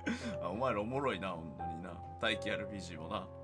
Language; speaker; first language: Japanese; native; Japanese